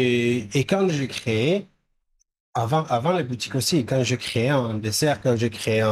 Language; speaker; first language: French; non-native, fluent; Hebrew